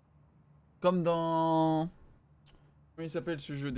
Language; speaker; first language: French; native; French